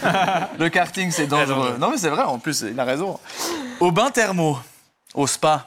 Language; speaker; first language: French; native; French